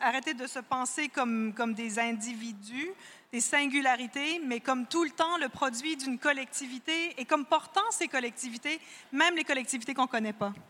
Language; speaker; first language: French; native; French